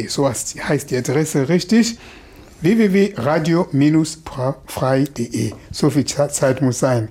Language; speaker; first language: German; non-native, fluent; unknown